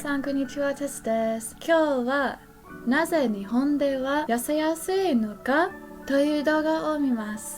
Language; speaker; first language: Japanese; non-native, fluent; English